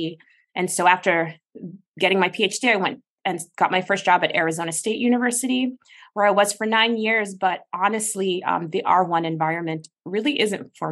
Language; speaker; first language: English; native; English